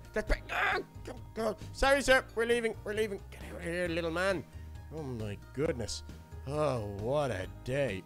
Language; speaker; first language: English; native; English